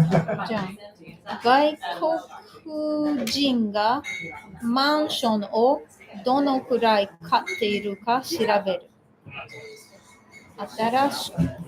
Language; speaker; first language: Japanese; non-native, learner; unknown